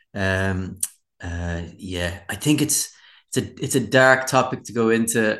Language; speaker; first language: English; native; English